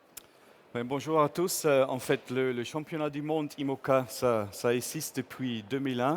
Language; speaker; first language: French; non-native, fluent; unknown